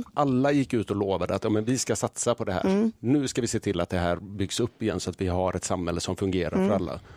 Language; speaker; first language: Swedish; native; Swedish